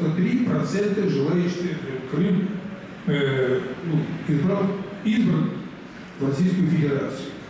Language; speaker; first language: Russian; native; Russian